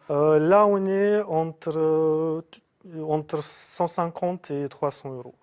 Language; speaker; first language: French; non-native, fluent; Lithuanian